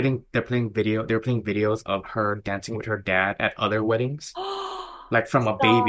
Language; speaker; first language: English; native; English